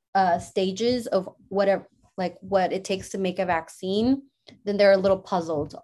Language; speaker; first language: English; early bilingual, other home language; Spanish